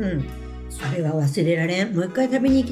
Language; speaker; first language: Japanese; native; Japanese